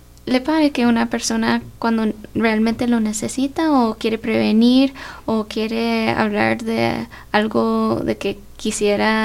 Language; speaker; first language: Spanish; early bilingual, heritage; Spanish